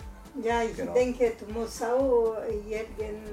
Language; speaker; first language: German; non-native, learner; Italian